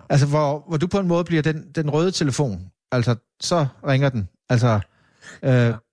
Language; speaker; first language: Danish; native; Danish